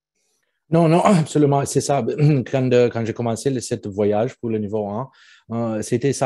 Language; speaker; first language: French; non-native, fluent; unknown